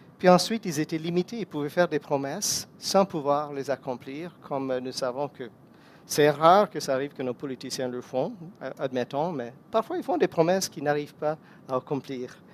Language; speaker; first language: French; non-native, fluent; English